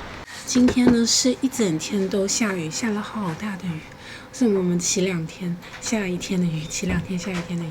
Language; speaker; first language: Chinese; native; Chinese